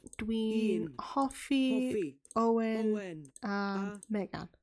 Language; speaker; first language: Welsh; non-native, learner; English